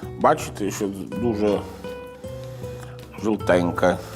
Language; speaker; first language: Ukrainian; non-native, learner; Italian